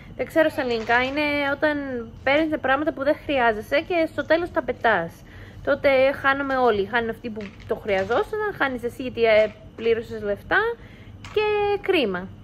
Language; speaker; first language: Greek; early bilingual, heritage; Greek